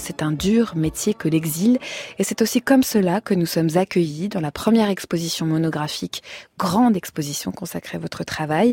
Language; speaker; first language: French; native; French